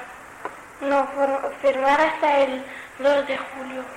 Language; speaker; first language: Spanish; non-native, learner; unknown